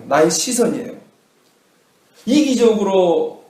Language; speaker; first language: Korean; native; Korean